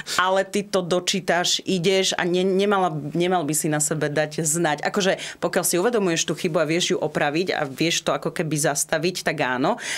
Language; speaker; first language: Slovak; non-native, local second language; Rusyn